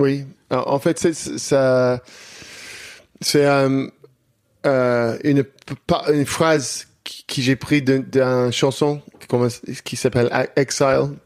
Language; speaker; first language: French; non-native, learner; English